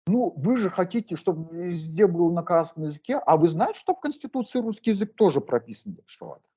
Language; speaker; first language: Russian; non-native, local second language; Kazakh